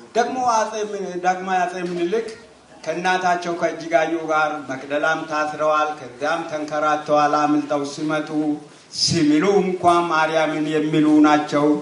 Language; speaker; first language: Amharic; non-native, local second language; Wolaytta